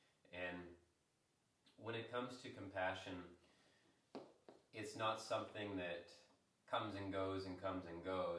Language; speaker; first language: English; native; English